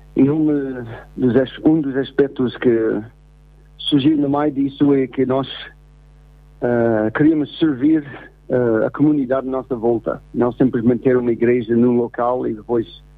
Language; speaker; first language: Portuguese; non-native, fluent; English